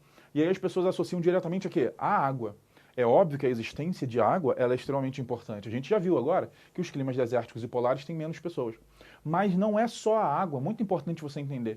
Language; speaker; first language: Portuguese; native; Portuguese